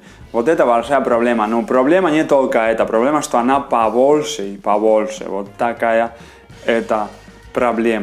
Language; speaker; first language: Russian; non-native, fluent; Spanish